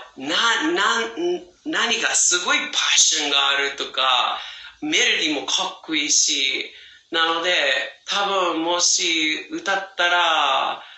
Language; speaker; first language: Japanese; non-native, fluent; English